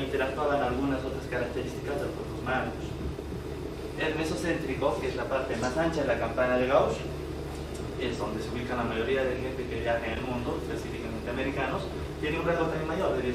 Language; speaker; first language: Spanish; native; Spanish